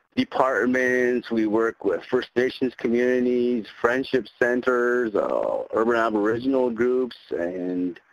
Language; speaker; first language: English; native; English